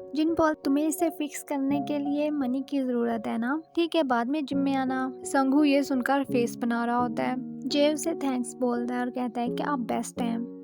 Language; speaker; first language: Hindi; native; Hindi